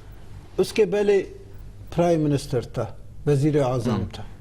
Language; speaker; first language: Hindi; non-native, learner; Turkish